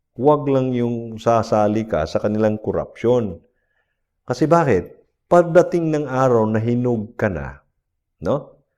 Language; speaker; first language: Filipino; non-native, local second language; Cebuano